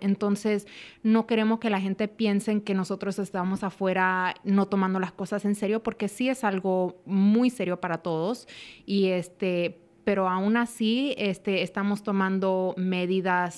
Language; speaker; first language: Spanish; early bilingual, heritage; Spanish